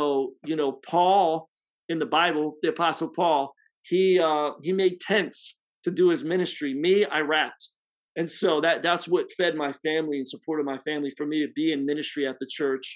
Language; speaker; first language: English; native; English